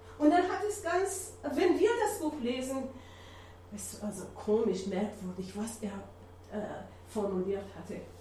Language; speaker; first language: German; non-native, learner; Persian